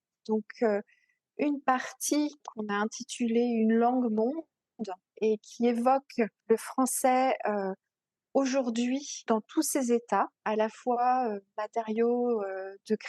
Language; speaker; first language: French; native; French